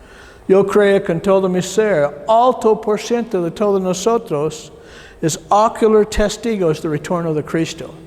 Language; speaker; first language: Spanish; non-native, learner; English